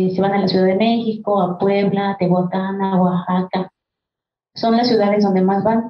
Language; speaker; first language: Spanish; non-native, local second language; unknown